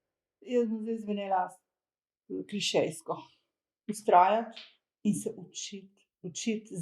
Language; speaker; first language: Slovenian; early bilingual, other home language; Croatian